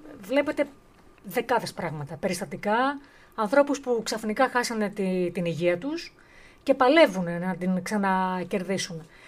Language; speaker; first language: Greek; native; Greek